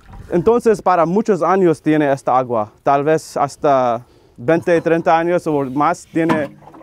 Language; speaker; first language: Spanish; non-native, learner; English